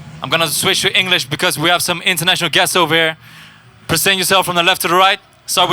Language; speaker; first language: English; non-native, fluent; Dutch